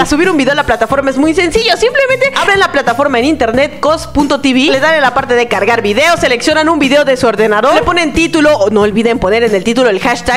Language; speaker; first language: Spanish; native; Spanish